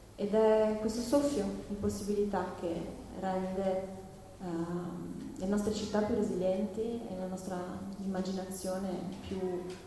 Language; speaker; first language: Italian; non-native, fluent; English